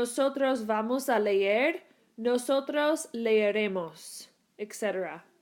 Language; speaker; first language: Spanish; non-native, learner; English